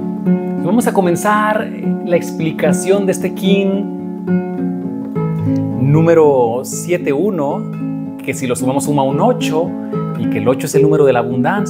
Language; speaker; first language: Spanish; native; Spanish